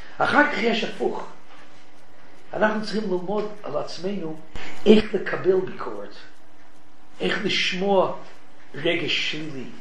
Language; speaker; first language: Hebrew; non-native, fluent; English